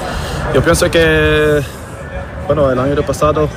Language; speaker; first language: Spanish; non-native, fluent; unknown